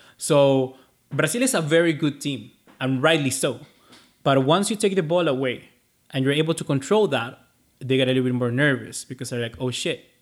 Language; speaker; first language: English; non-native, fluent; Spanish